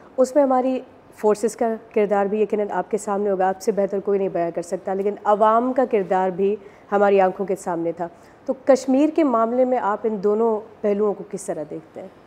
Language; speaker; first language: Urdu; non-native, local second language; Sindhi